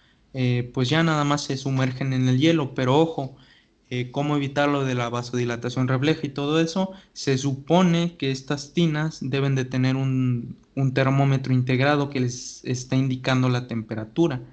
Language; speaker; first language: Spanish; native; Spanish